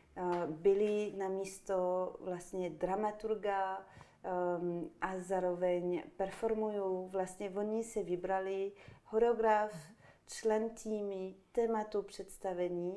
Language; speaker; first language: Czech; non-native, fluent; French